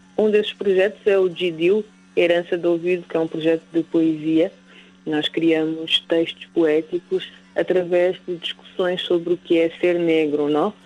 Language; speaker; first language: Portuguese; native; Portuguese